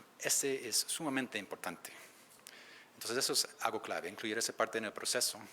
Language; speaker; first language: Spanish; non-native, fluent; English